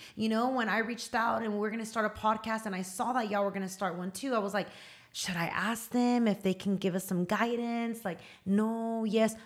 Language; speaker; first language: English; early bilingual, other home language; Spanish